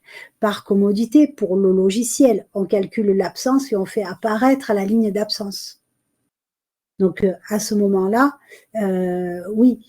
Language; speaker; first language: French; native; French